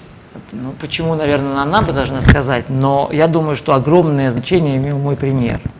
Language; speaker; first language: Russian; native; Russian